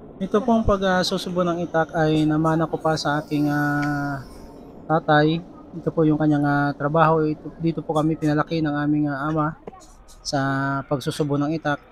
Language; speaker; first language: Filipino; non-native, local second language; Bikol